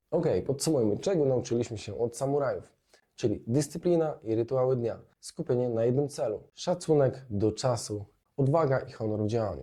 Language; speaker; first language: Polish; native; Polish